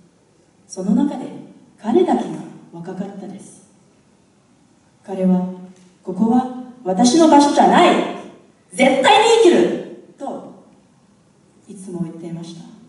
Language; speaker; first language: Japanese; non-native, fluent; English